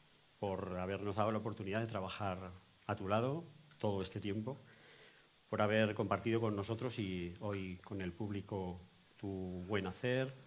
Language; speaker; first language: Spanish; native; Spanish